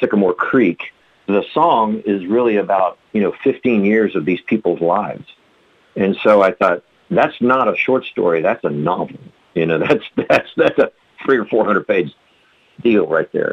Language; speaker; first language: English; native; English